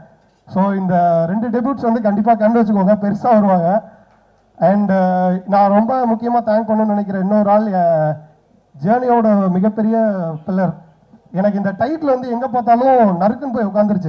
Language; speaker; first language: Tamil; native; Tamil